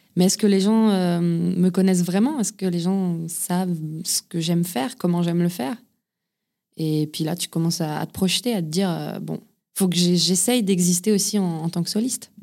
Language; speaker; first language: French; native; French